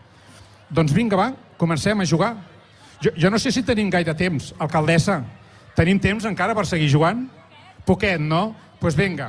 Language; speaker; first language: Catalan; native; Catalan